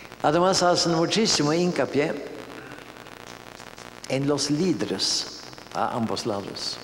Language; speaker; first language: Spanish; non-native, fluent; Norwegian